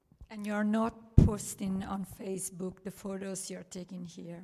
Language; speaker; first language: English; non-native, fluent; Italian